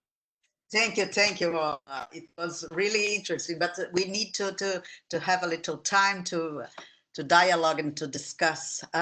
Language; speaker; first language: English; non-native, fluent; Portuguese